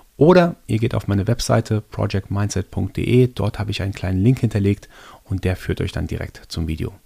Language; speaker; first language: German; early bilingual, other home language; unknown